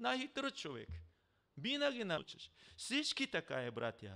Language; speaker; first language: Bulgarian; non-native, learner; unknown